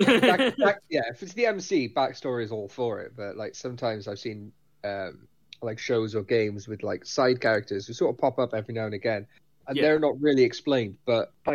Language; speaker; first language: English; native; English